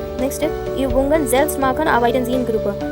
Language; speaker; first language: German; non-native, fluent; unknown